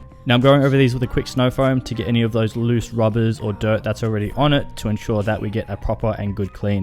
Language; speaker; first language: English; native; English